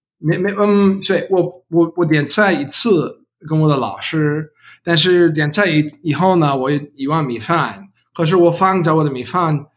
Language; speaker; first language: Chinese; non-native, learner; English